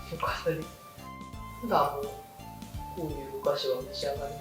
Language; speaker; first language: Japanese; native; Japanese